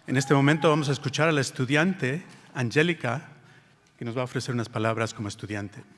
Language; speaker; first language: Spanish; early bilingual, heritage; Spanish